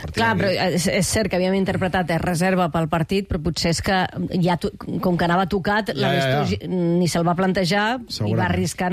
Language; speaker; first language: Catalan; native; Catalan